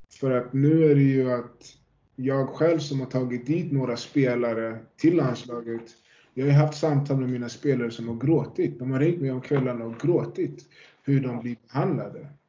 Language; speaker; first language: Swedish; early bilingual, other home language; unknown